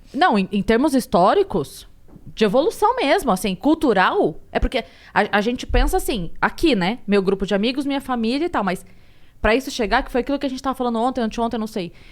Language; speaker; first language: Portuguese; native; Portuguese